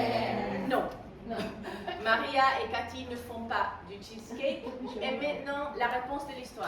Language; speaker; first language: French; non-native, fluent; Spanish